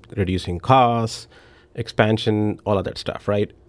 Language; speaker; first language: English; non-native, local second language; Hindi